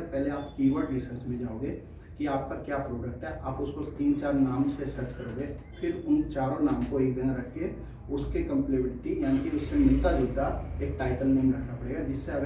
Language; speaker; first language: Hindi; native; Hindi